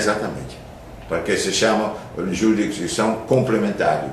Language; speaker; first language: Portuguese; non-native, fluent; Dutch